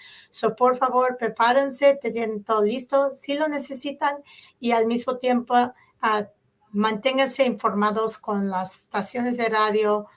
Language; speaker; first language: Spanish; early bilingual, heritage; Spanish